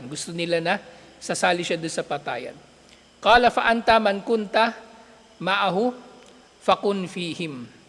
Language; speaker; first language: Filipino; native; Filipino